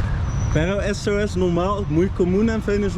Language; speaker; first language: Spanish; non-native, learner; Dutch